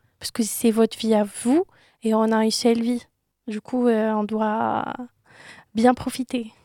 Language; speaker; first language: French; non-native, local second language; Arabic